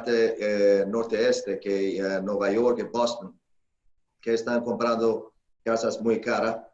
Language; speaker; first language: Spanish; non-native, learner; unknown